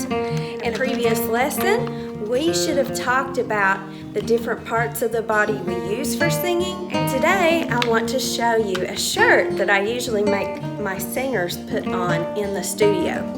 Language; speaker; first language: English; native; English